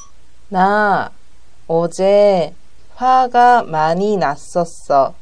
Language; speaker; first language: Korean; non-native, learner; Japanese